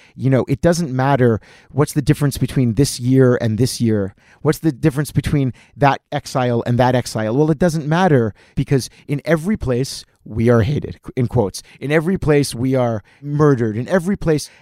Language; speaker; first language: English; native; English